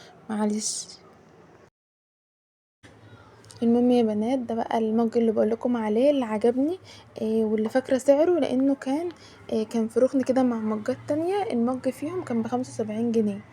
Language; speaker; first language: Arabic; native; Arabic